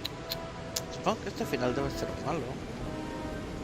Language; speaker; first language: Spanish; native; Spanish